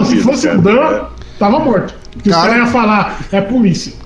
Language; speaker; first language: Portuguese; native; Portuguese